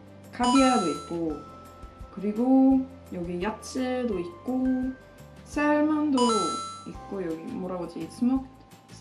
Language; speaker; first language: Korean; non-native, fluent; Swedish